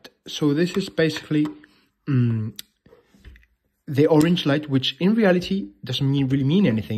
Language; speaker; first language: English; non-native, fluent; Spanish